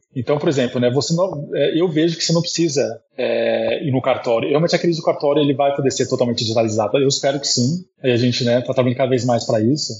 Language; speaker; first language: Portuguese; early bilingual, heritage; Portuguese